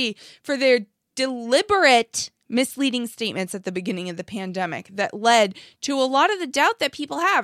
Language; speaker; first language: English; native; English